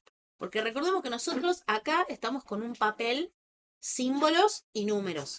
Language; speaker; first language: Spanish; native; Spanish